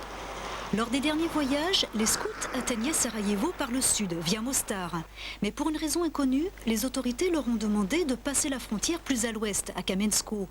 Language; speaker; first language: French; native; French